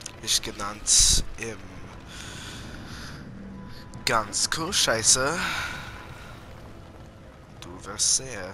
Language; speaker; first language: German; non-native, learner; English